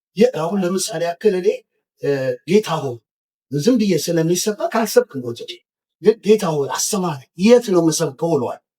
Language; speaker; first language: Amharic; native; Amharic